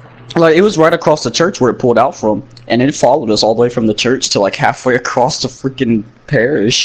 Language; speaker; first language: English; native; English